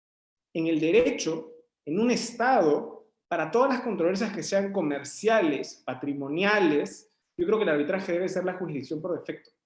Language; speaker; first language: Spanish; native; Spanish